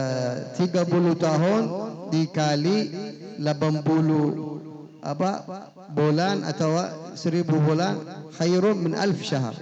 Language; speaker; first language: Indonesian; non-native, fluent; Arabic